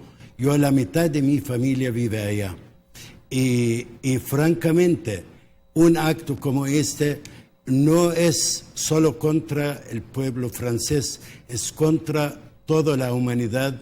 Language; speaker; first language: Spanish; non-native, local second language; Arabic